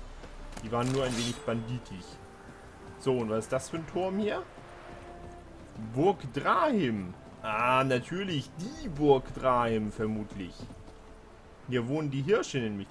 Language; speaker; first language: German; native; German